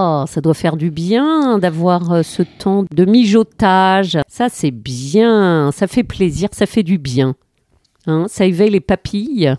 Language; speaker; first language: French; native; French